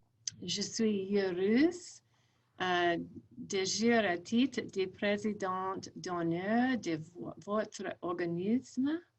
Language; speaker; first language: French; non-native, fluent; English